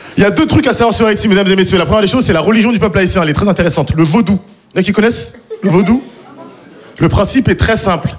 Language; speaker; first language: French; native; French